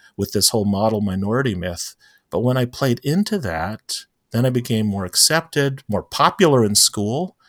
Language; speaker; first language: English; native; English